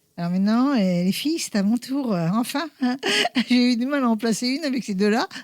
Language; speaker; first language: French; native; French